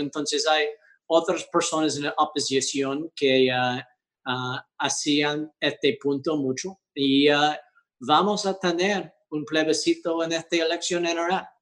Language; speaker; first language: Spanish; early bilingual, heritage; English